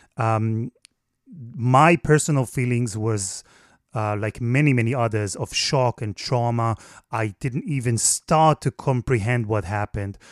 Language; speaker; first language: English; non-native, fluent; Hebrew